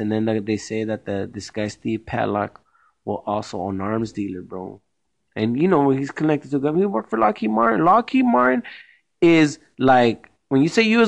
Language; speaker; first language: English; early bilingual, other home language; Spanish